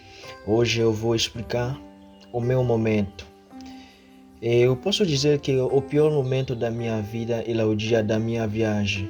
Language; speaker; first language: Portuguese; non-native, fluent; Haitian Creole